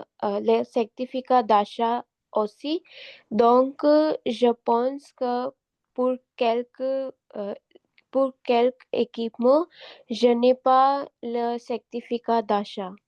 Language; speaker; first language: French; non-native, learner; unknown